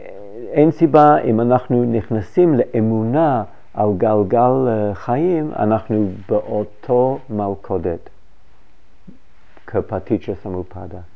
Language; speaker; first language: Hebrew; non-native, fluent; English